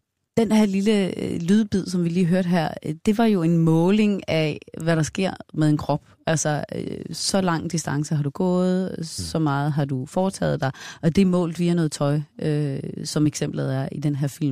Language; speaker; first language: Danish; native; Danish